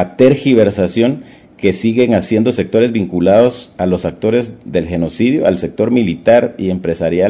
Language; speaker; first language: Spanish; native; Spanish